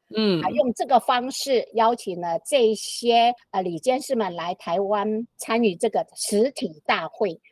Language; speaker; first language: Chinese; native; Chinese